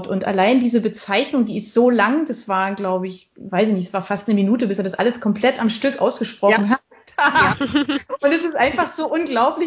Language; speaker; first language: German; native; German